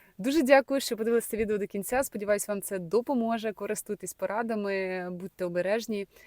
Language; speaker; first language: Ukrainian; native; Ukrainian